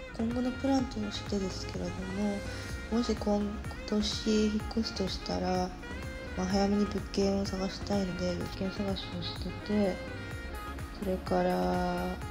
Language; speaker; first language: Japanese; early bilingual, heritage; Japanese